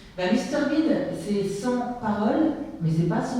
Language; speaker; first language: French; native; French